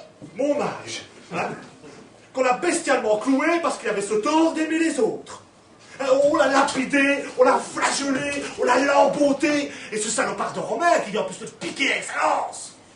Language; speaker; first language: French; native; French